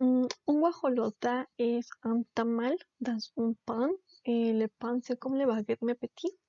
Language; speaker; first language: French; non-native, learner; Spanish